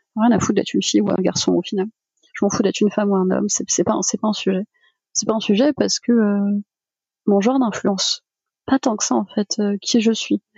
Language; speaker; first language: French; early bilingual, other home language; Malagasy